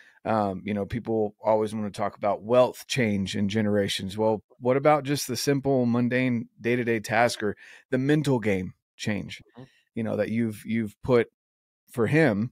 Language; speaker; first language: English; native; English